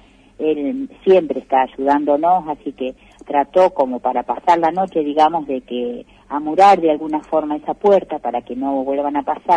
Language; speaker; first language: Spanish; native; Spanish